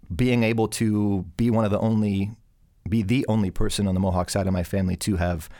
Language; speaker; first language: English; native; English